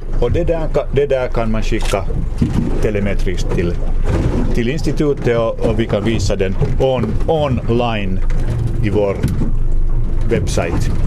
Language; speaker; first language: Swedish; non-native, local second language; Finnish